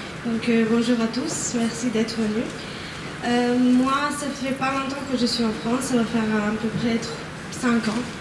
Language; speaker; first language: French; non-native, fluent; Bosnian